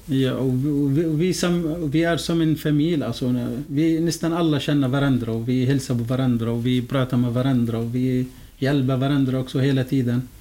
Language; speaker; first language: Swedish; non-native, fluent; Arabic